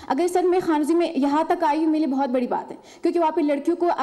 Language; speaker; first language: Urdu; native; Urdu